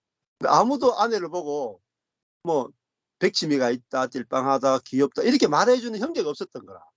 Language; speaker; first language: Korean; native; Korean